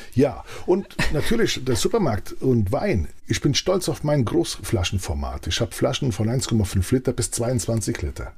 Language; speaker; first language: German; early bilingual, other home language; Italian